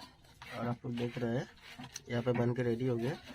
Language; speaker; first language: Hindi; non-native, local second language; Assamese